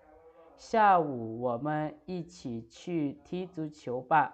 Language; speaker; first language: Chinese; non-native, fluent; Lao